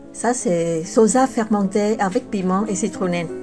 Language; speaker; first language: French; non-native, fluent; Vietnamese